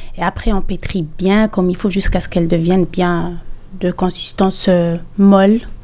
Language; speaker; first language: French; non-native, local second language; Arabic